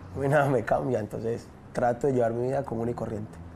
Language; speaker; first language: Spanish; native; Spanish